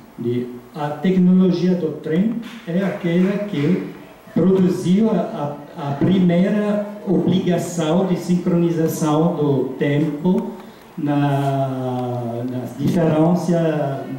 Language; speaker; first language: Portuguese; non-native, fluent; Italian